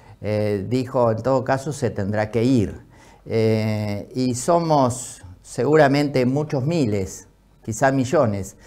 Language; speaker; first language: Spanish; native; Spanish